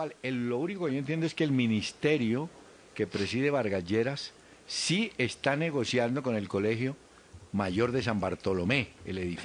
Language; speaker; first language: Spanish; native; Spanish